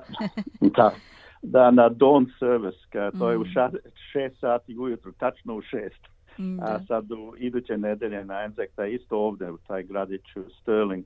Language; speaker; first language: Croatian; early bilingual, heritage; Croatian